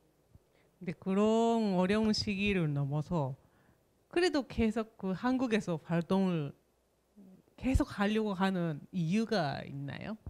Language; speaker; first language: Korean; non-native, fluent; Japanese